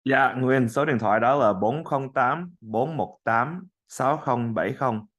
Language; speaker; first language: Vietnamese; early bilingual, heritage; Vietnamese